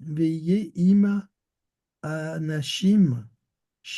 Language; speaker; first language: Hebrew; non-native, learner; French